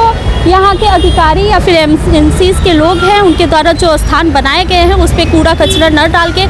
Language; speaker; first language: Hindi; native; Hindi